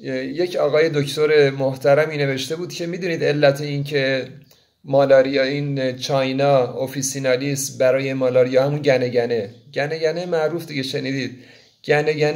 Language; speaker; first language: Persian; native; Persian